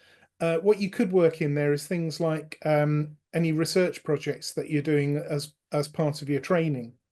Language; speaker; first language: English; native; English